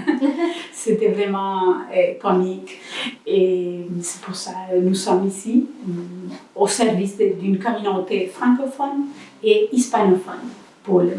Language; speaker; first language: French; non-native, learner; Spanish